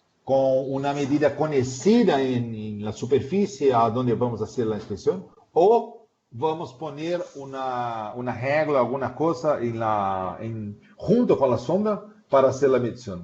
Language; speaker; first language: Spanish; non-native, fluent; Portuguese